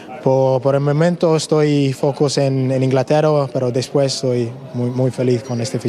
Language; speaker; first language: Spanish; non-native, learner; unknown